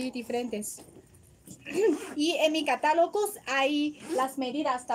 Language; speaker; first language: Spanish; non-native, learner; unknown